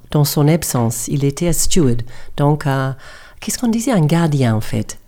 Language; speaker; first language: French; non-native, fluent; English